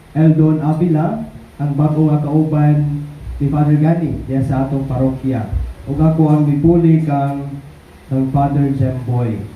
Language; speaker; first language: Cebuano; non-native, local second language; Waray